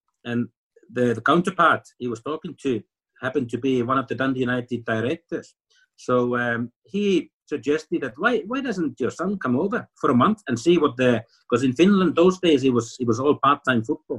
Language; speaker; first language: English; non-native, fluent; Finnish